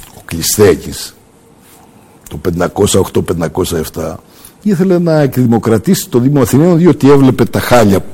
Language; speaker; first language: Greek; early bilingual, heritage; Greek